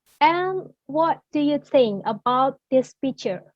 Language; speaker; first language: English; non-native, learner; Indonesian